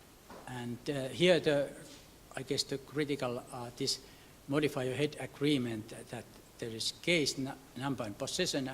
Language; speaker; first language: English; non-native, fluent; Finnish